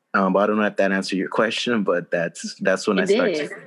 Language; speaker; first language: English; early bilingual, other home language; Spanish